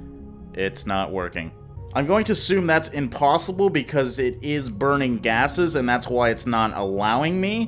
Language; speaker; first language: English; native; English